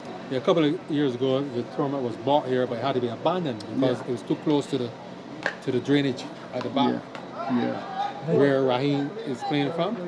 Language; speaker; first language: English; native; English